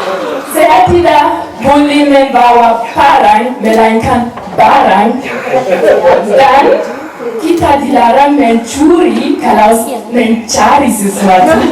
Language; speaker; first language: Indonesian; non-native, learner; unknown